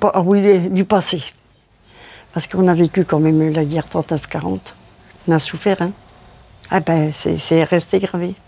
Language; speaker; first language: French; native; French